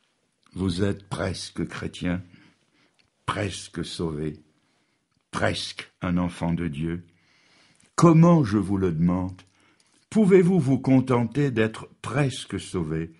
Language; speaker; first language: French; native; French